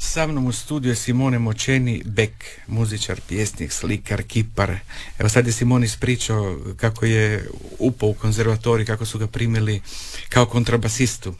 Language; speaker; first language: Serbian; native; Serbian